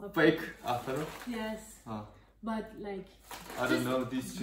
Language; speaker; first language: English; non-native, learner; Italian